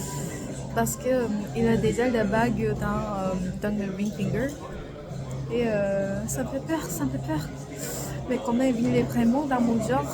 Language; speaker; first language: French; non-native, learner; Korean